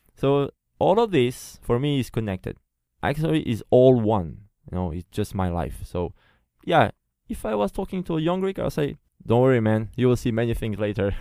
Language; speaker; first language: English; non-native, fluent; Portuguese